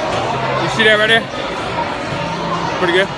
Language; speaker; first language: English; native; English